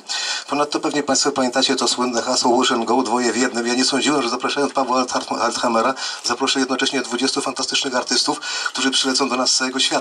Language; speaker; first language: Polish; native; Polish